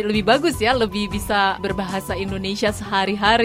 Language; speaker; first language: Indonesian; native; Indonesian